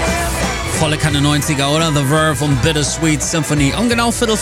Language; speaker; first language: German; native; German